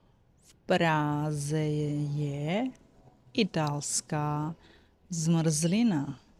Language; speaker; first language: Czech; non-native, fluent; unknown